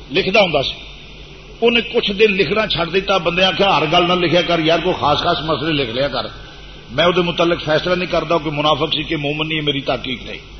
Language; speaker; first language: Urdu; non-native, local second language; Punjabi